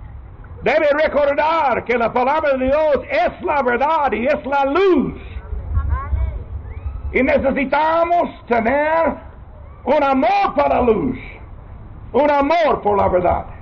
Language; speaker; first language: Spanish; non-native, learner; English